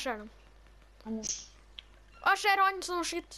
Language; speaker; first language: Norwegian; native; Norwegian